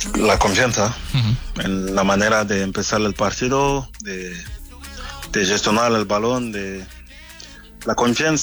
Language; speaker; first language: Spanish; non-native, fluent; French